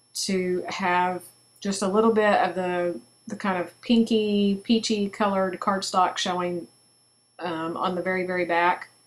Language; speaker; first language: English; native; English